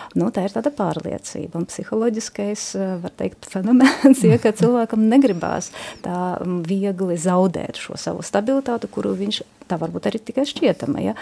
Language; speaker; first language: Latvian; non-native, local second language; Russian